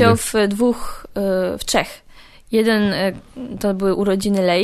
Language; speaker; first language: Polish; native; Polish